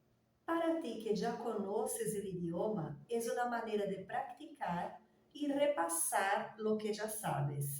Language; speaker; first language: Spanish; non-native, fluent; Portuguese